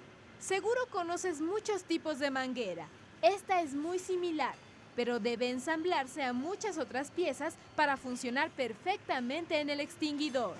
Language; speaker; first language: Spanish; native; Spanish